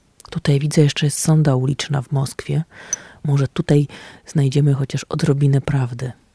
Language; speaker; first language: Polish; native; Polish